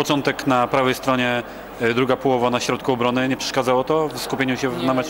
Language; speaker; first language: Polish; native; Polish